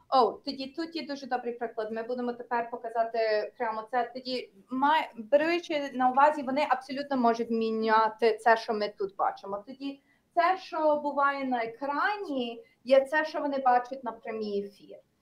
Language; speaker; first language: Ukrainian; early bilingual, heritage; Ukrainian